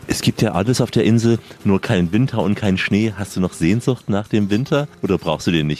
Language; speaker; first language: German; native; German